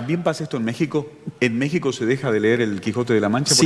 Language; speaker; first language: Spanish; native; Spanish